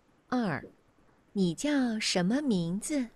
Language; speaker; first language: Chinese; non-native, learner; Vietnamese